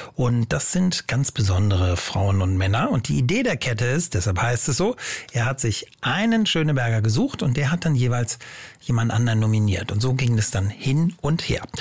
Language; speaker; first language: German; native; German